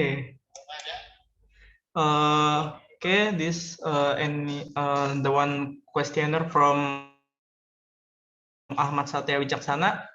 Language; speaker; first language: English; non-native, learner; Indonesian